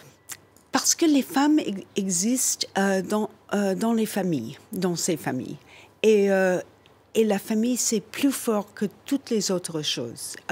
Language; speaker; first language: French; non-native, fluent; English